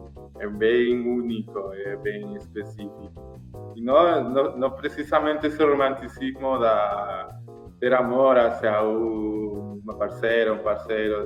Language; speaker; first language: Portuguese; non-native, learner; Spanish